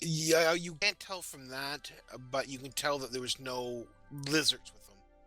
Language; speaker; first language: English; native; English